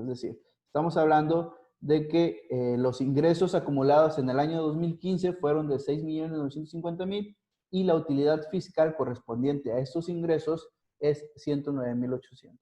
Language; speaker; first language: Spanish; native; Spanish